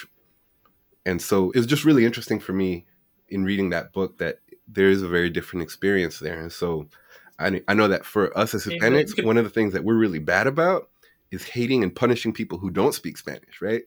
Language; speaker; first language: English; native; English